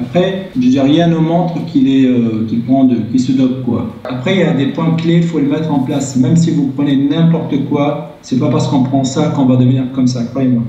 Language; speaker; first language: French; native; French